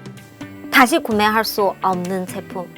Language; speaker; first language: Korean; non-native, fluent; Chinese